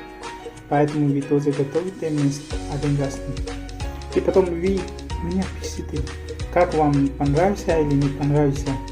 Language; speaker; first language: Russian; non-native, learner; Hindi